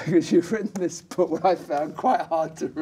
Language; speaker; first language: English; native; English